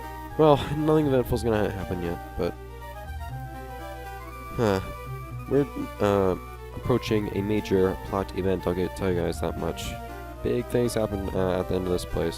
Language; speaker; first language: English; native; English